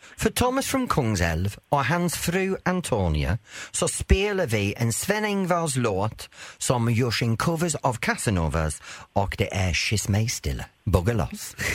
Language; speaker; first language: Swedish; non-native, fluent; English